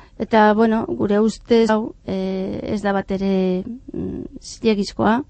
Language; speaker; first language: Basque; non-native, fluent; Catalan